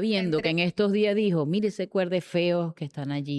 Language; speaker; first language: Spanish; native; Spanish